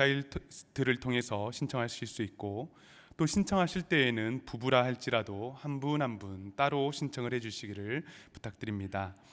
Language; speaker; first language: Korean; native; Korean